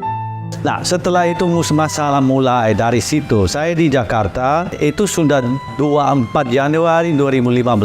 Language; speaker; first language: Indonesian; non-native, fluent; Dutch